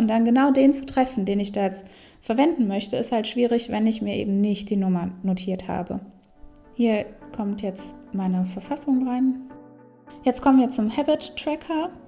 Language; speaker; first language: German; native; German